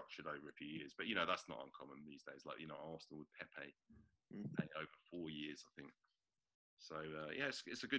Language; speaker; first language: English; native; English